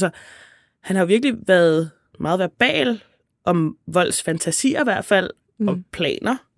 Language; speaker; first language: Danish; native; Danish